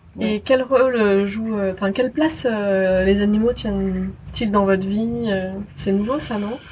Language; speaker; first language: French; native; French